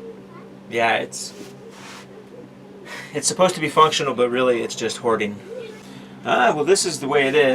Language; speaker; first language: English; native; English